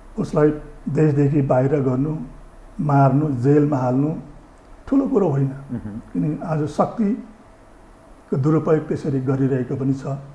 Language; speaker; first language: Nepali; native; Nepali